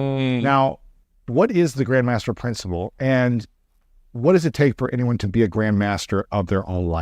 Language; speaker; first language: English; native; English